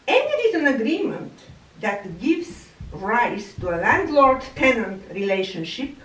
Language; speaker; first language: English; non-native, fluent; Bulgarian